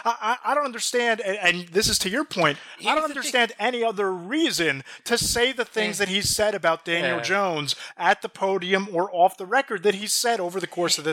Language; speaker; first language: English; native; English